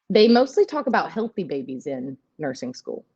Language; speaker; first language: English; native; English